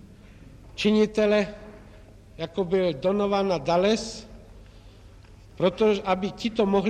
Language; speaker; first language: Czech; native; Czech